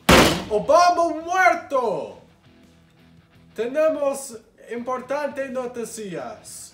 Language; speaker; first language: Spanish; non-native, learner; English